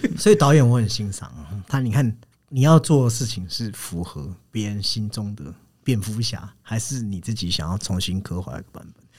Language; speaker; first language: Chinese; native; Chinese